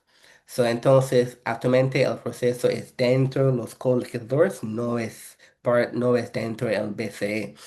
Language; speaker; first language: Spanish; non-native, fluent; English